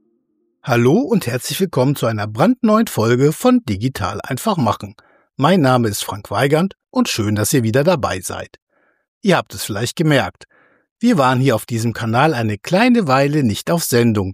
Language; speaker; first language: German; native; German